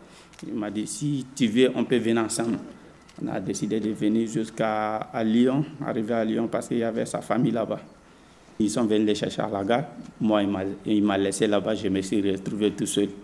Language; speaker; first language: French; non-native, learner; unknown